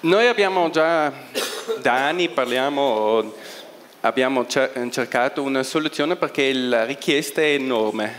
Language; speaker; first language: Italian; non-native, local second language; German